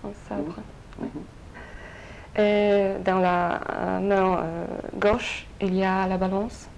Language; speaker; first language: French; non-native, fluent; Polish